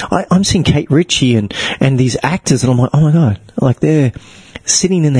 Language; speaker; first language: English; native; English